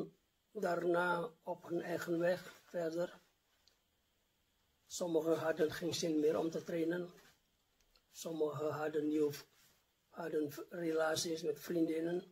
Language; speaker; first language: Dutch; non-native, fluent; Indonesian